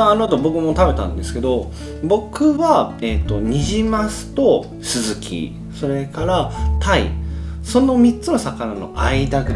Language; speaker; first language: Japanese; native; Japanese